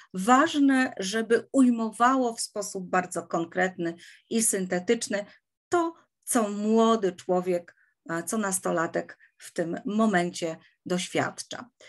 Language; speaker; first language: Polish; native; Polish